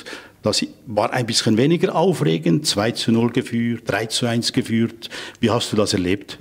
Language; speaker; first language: German; native; German